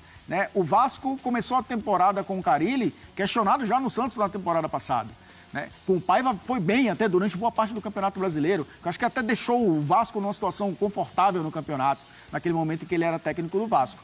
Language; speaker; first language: Portuguese; native; Portuguese